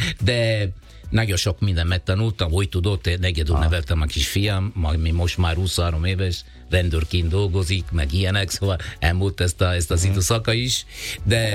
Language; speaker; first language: Hungarian; non-native, learner; Italian